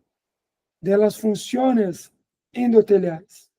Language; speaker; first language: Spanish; non-native, fluent; Portuguese